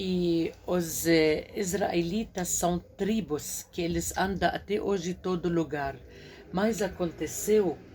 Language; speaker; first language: Portuguese; non-native, fluent; Arabic